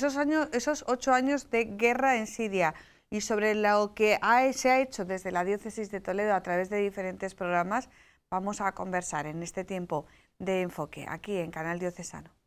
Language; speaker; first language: Spanish; native; Spanish